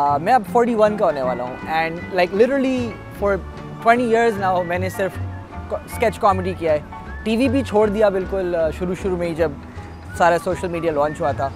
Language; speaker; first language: Urdu; native; Urdu